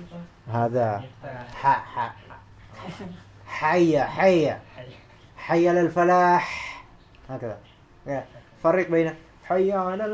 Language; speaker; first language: Arabic; non-native, fluent; Indonesian